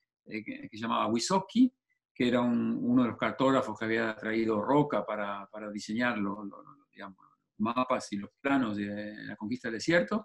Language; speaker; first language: Spanish; native; Spanish